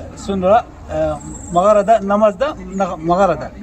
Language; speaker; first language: Turkish; non-native, learner; Arabic